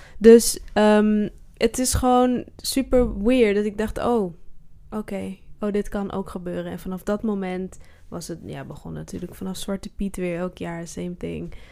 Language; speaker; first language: Dutch; early bilingual, other home language; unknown